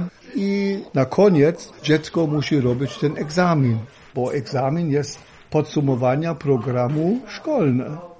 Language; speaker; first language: Polish; non-native, learner; German